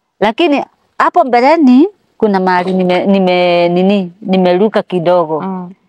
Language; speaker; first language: Swahili; non-native, local second language; Kikuyu